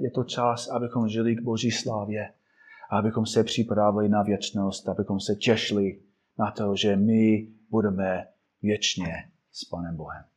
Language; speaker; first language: Czech; non-native, fluent; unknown